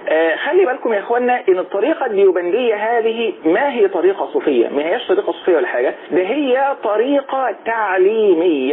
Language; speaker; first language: Arabic; native; Arabic